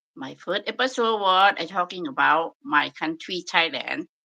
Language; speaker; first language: English; non-native, learner; Thai